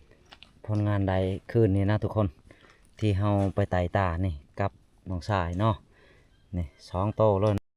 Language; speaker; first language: Thai; non-native, local second language; Northeastern Thai